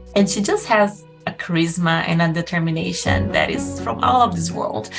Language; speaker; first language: English; non-native, fluent; Portuguese